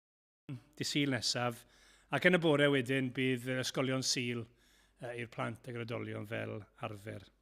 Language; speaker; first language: Welsh; native; Welsh